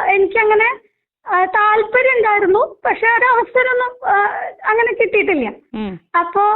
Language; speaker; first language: Malayalam; non-native, local second language; Marathi